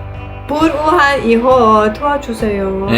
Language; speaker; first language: Korean; non-native, learner; Persian